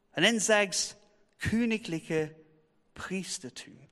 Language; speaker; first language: German; non-native, fluent; English